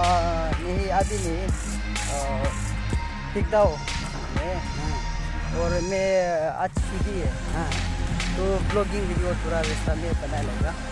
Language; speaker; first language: Hindi; non-native, local second language; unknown